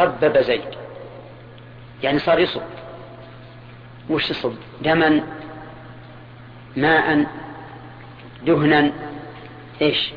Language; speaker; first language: Arabic; native; Arabic